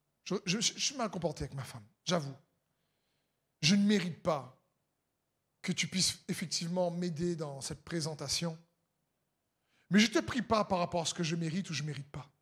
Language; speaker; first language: French; native; French